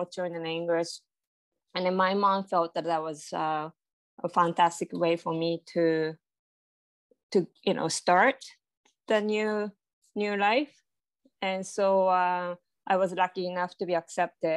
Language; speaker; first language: English; non-native, fluent; Japanese